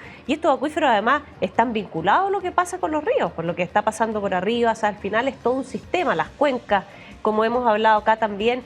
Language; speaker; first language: Spanish; native; Spanish